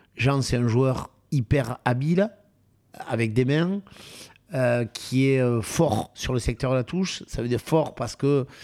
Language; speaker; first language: French; native; French